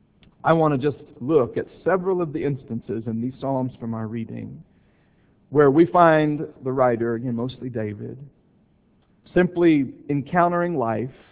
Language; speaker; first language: English; native; English